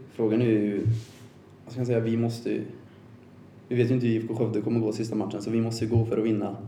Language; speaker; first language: Swedish; native; Swedish